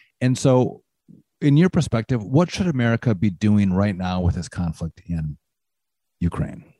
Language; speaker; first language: English; native; English